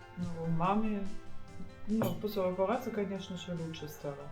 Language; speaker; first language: Russian; non-native, learner; German